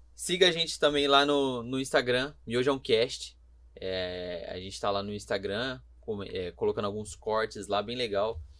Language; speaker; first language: Portuguese; native; Portuguese